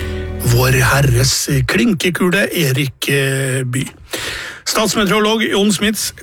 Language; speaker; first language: Norwegian; native; Norwegian